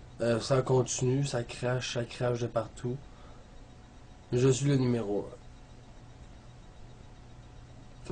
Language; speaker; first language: French; native; French